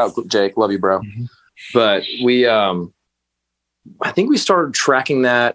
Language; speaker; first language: English; native; English